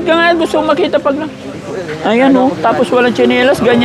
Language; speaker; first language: Filipino; native; Filipino